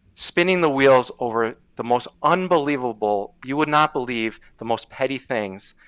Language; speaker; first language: English; native; English